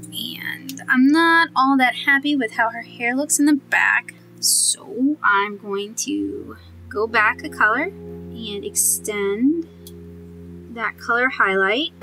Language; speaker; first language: English; native; English